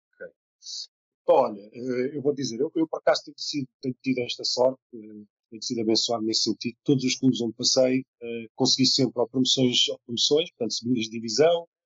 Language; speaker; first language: Portuguese; native; Portuguese